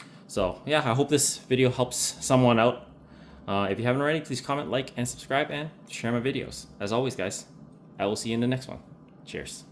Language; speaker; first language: English; native; English